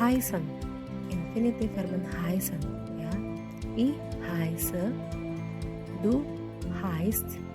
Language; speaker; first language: German; non-native, fluent; Indonesian